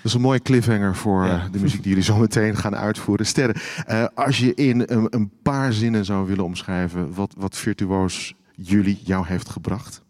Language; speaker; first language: Dutch; native; Dutch